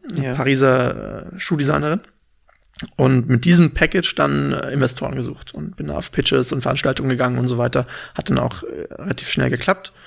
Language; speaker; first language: German; native; German